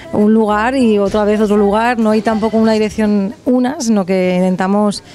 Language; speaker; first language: Spanish; native; Spanish